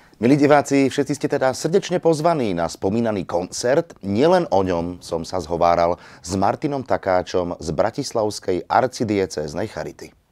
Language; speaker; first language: Slovak; native; Slovak